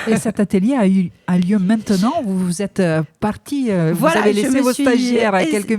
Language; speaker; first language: French; native; French